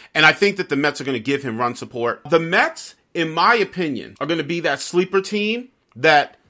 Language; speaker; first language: English; native; English